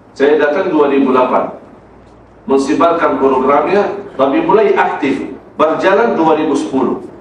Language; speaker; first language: Malay; non-native, fluent; Arabic